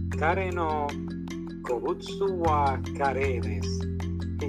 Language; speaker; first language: Japanese; non-native, learner; English